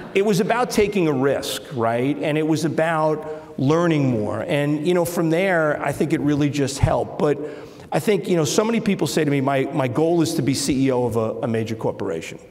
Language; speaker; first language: English; native; English